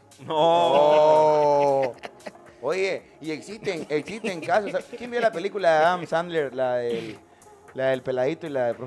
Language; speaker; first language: Spanish; native; Spanish